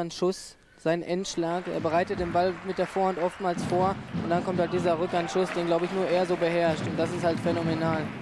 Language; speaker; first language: German; native; German